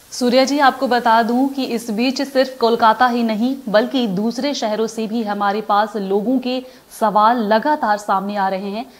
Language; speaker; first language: Hindi; native; Hindi